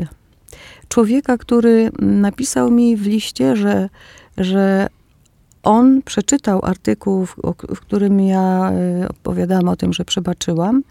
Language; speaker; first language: Polish; early bilingual, other home language; Greek